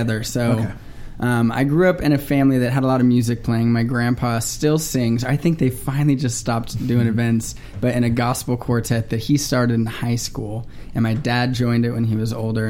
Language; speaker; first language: English; native; English